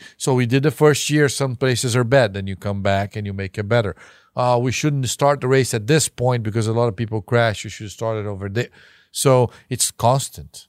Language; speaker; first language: English; non-native, fluent; Portuguese